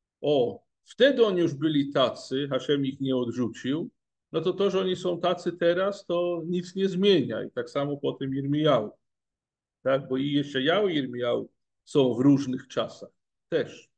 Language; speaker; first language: Polish; non-native, fluent; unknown